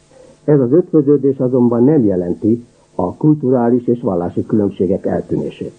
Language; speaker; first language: Hungarian; native; Hungarian